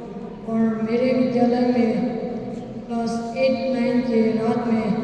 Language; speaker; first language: Hindi; non-native, local second language; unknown